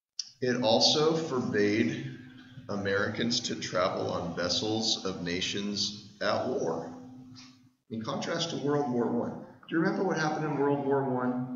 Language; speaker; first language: English; native; English